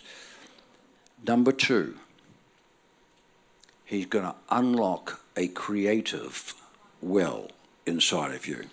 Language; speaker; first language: English; native; English